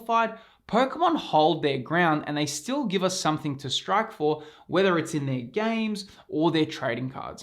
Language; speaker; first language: English; native; English